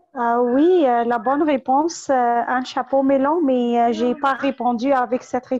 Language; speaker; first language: French; non-native, fluent; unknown